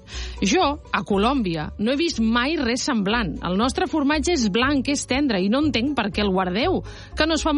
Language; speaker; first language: Catalan; native; Catalan